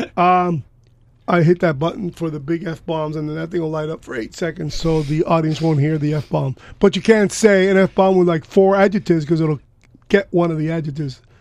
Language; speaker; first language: English; early bilingual, other home language; Spanish